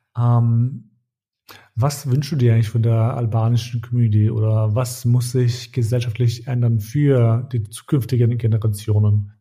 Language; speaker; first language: German; early bilingual, other home language; Albanian